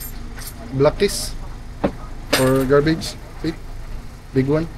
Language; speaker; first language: English; non-native, local second language; Filipino